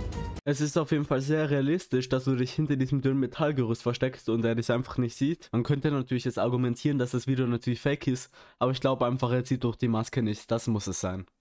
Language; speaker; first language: German; native; German